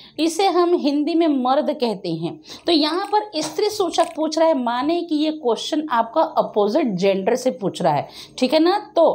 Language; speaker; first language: Hindi; native; Hindi